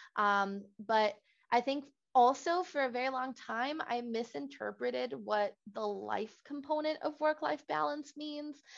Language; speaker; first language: English; non-native, fluent; Spanish